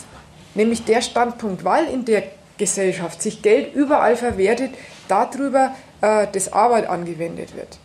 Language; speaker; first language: German; native; German